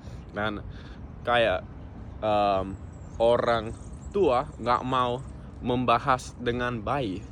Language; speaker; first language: Indonesian; non-native, fluent; English